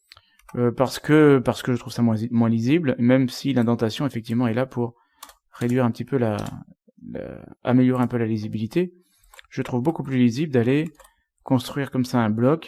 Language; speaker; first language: French; native; French